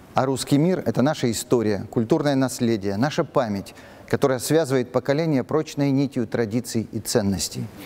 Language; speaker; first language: Russian; native; Russian